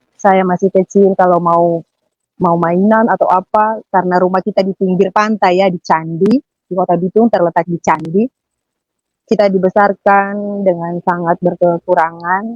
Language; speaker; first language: Indonesian; native; Indonesian